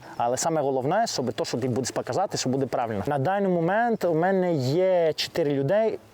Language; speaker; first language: Ukrainian; non-native, learner; Greek